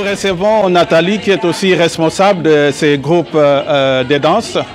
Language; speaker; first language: French; native; French